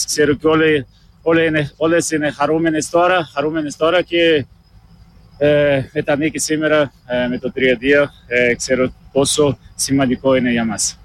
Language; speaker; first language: Greek; non-native, learner; Portuguese